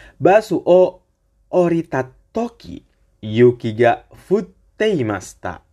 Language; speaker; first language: Japanese; non-native, learner; Indonesian